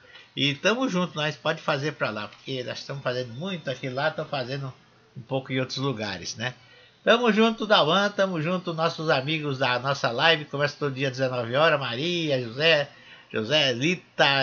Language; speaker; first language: Portuguese; native; Portuguese